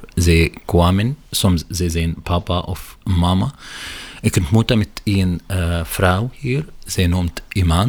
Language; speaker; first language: Dutch; non-native, learner; Arabic